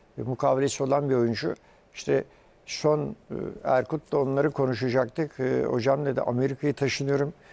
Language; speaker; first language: Turkish; early bilingual, heritage; Turkish